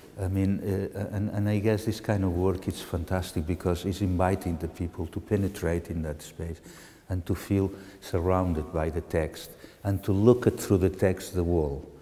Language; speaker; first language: English; non-native, fluent; Catalan